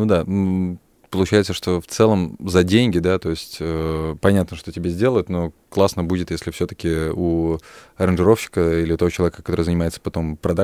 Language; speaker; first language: Russian; native; Russian